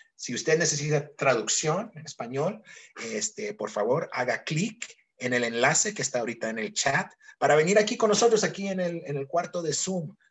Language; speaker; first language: Spanish; early bilingual, other home language; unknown